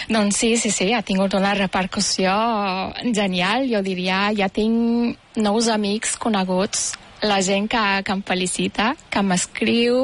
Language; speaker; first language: Catalan; non-native, fluent; Turkish